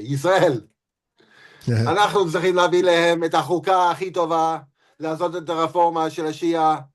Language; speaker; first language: Hebrew; non-native, fluent; English